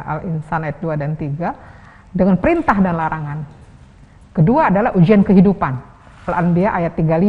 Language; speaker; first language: Indonesian; native; Indonesian